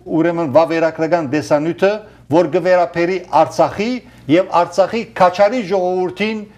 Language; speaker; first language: Armenian; early bilingual, heritage; Armenian